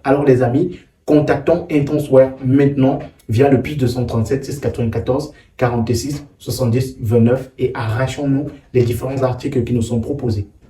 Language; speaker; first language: French; native; French